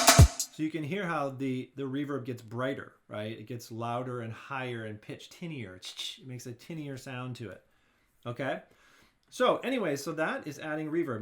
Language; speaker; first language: English; native; English